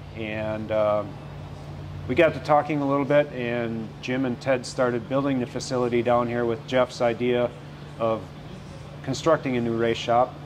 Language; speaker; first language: English; native; English